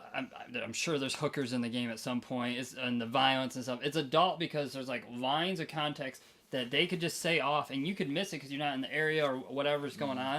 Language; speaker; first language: English; native; English